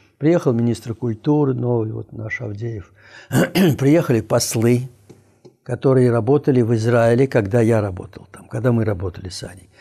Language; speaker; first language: Russian; native; Russian